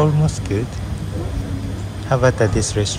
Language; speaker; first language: English; non-native, learner; Japanese